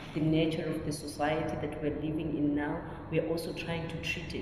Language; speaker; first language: English; non-native, local second language; Shona